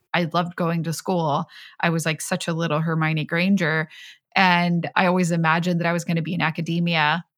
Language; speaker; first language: English; non-native, fluent; Swedish